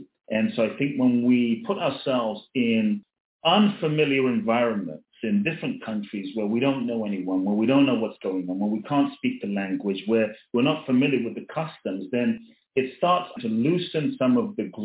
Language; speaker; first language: English; native; English